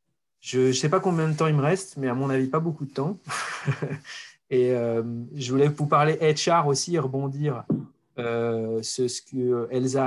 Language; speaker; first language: French; native; French